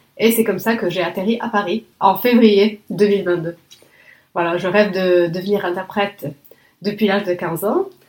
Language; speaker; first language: French; non-native, local second language; Arabic